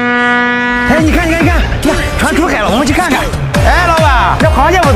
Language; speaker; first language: Chinese; native; Chinese